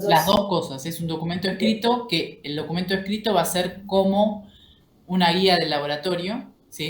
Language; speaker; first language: Spanish; native; Spanish